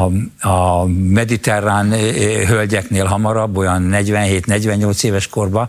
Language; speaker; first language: Hungarian; native; Hungarian